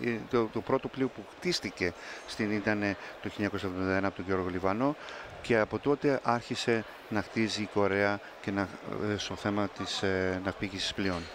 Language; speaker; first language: Greek; native; Greek